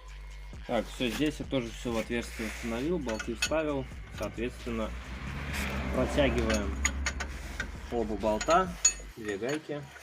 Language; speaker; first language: Russian; native; Russian